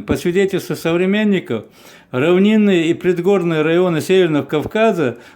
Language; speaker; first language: Russian; non-native, local second language; Chechen